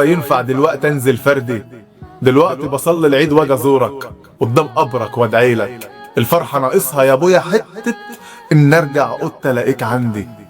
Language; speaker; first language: Arabic; native; Arabic